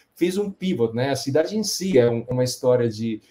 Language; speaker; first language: Portuguese; non-native, fluent; Italian